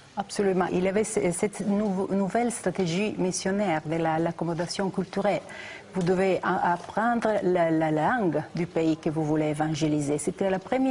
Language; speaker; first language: French; non-native, fluent; Italian